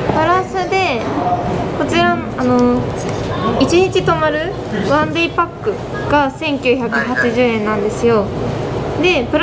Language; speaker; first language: Japanese; native; Japanese